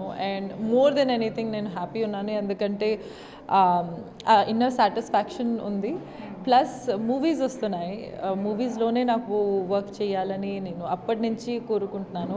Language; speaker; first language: Telugu; non-native, local second language; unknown